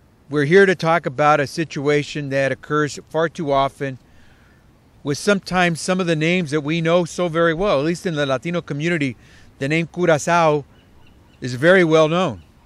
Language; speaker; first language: English; early bilingual, other home language; Spanish